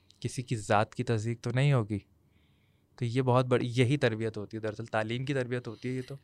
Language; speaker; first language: Urdu; native; Urdu